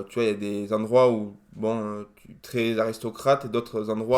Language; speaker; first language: French; native; French